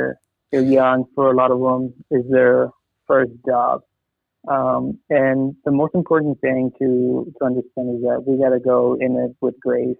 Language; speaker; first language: English; early bilingual, other home language; Spanish